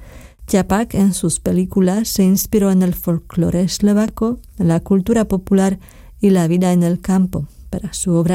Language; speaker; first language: Spanish; non-native, fluent; Slovak